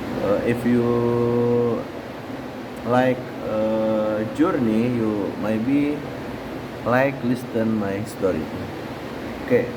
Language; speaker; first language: English; non-native, learner; Indonesian